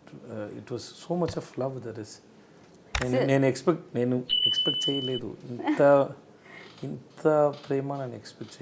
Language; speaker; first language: Telugu; non-native, learner; Tamil